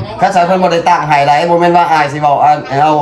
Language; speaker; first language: Thai; non-native, local second language; Lao